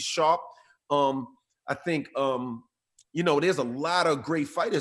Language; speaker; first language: English; native; English